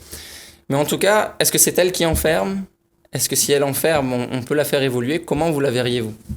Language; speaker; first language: French; native; French